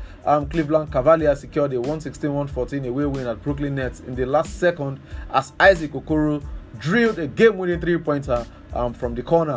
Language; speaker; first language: English; non-native, local second language; Yoruba